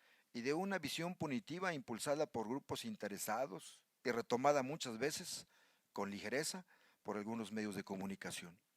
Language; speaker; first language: Spanish; native; Spanish